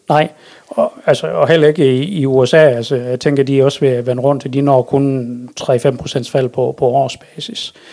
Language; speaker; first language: Danish; native; Danish